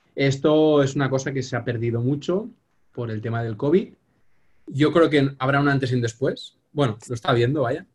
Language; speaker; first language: Spanish; non-native, local second language; Catalan